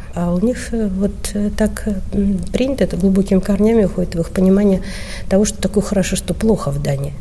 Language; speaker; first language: Russian; native; Russian